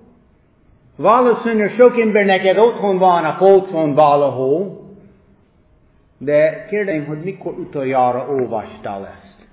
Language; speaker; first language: Hungarian; non-native, fluent; English